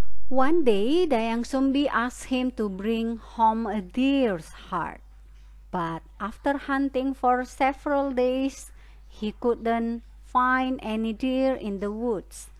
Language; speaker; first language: English; non-native, fluent; Indonesian